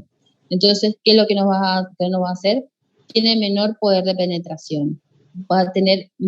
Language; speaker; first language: Spanish; native; Spanish